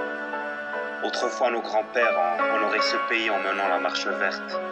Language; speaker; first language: French; non-native, local second language; Arabic